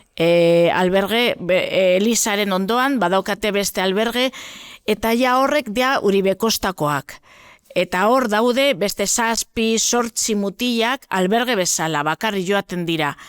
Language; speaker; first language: Basque; non-native, local second language; Spanish